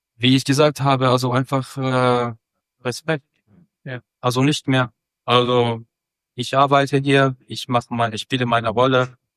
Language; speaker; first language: German; non-native, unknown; Arabic